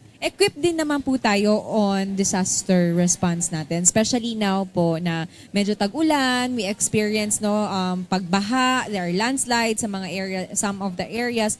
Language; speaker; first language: Filipino; non-native, local second language; Chavacano